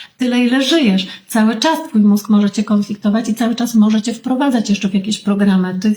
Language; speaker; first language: Polish; native; Polish